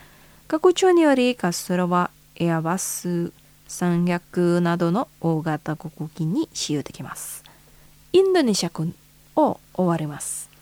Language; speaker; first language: Japanese; non-native, fluent; Indonesian